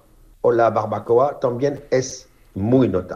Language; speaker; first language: Spanish; non-native, learner; French